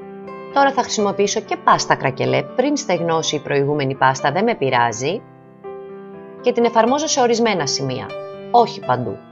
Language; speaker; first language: Greek; native; Greek